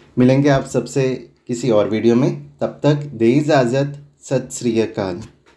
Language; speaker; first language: Hindi; non-native, local second language; Punjabi